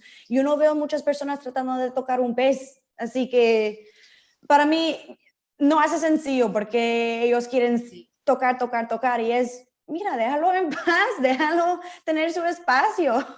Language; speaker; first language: Spanish; early bilingual, heritage; Spanish